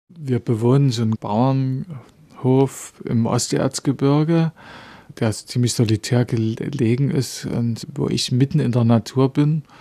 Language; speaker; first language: German; native; German